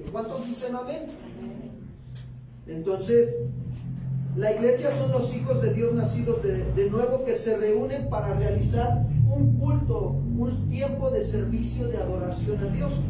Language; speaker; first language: Spanish; native; Spanish